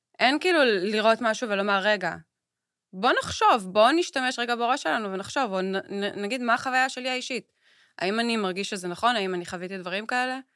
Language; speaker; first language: Hebrew; native; Hebrew